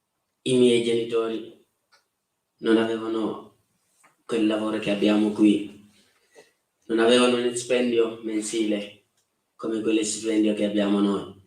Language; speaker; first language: Italian; non-native, fluent; Wolof